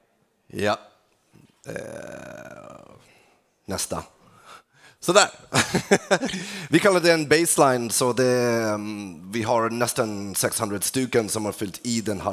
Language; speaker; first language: Swedish; non-native, fluent; English